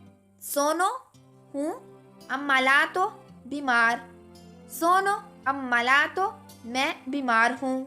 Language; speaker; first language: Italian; non-native, fluent; Urdu